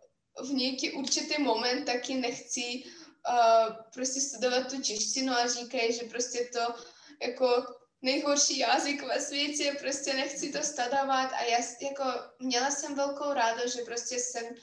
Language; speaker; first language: Czech; non-native, fluent; Russian